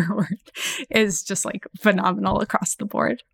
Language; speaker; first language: English; native; English